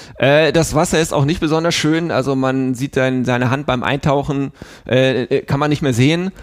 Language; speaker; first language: German; native; German